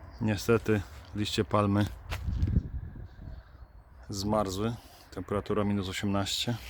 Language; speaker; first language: Polish; native; Polish